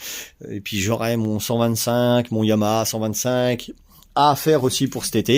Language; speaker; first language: French; native; French